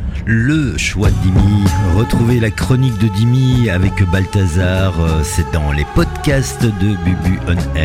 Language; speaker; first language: French; native; French